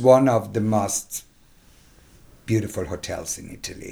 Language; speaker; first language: English; non-native, fluent; German